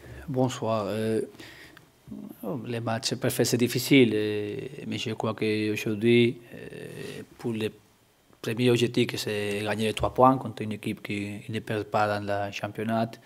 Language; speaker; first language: French; non-native, learner; Spanish